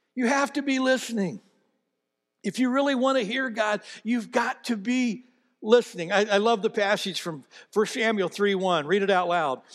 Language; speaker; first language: English; native; English